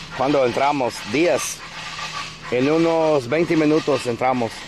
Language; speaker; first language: Spanish; non-native, learner; English